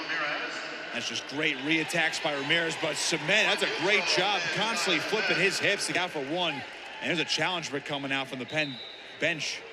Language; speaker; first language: English; native; English